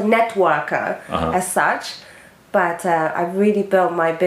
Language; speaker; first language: English; native; English